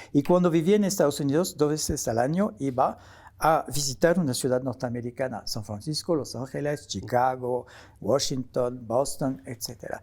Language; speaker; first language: Spanish; non-native, fluent; French